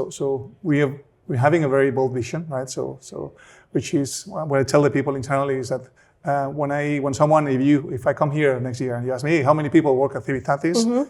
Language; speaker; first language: English; non-native, fluent; Spanish